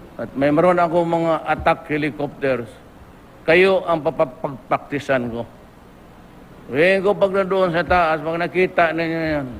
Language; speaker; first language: Filipino; non-native, local second language; Cebuano